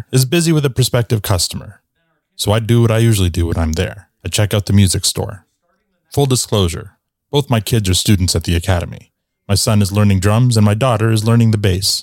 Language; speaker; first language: English; native; English